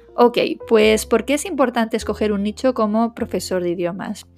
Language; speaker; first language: Spanish; native; Spanish